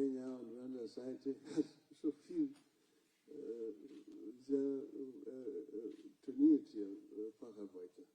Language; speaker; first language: German; non-native, fluent; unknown